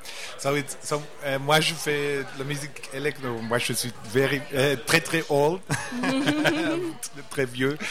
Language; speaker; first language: French; non-native, learner; Portuguese